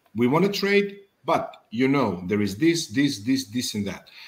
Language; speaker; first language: English; non-native, fluent; Serbian